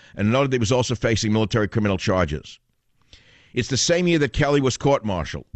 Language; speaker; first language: English; native; English